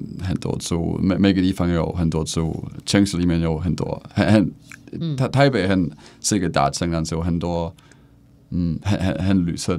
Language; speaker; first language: Chinese; non-native, learner; Czech